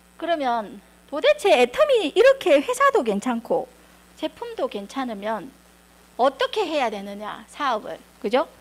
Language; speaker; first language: Korean; native; Korean